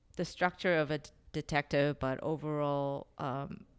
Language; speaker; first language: English; non-native, fluent; Korean